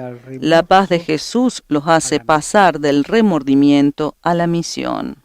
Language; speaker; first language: Spanish; native; Spanish